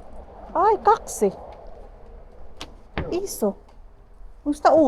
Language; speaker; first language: Finnish; non-native, learner; Filipino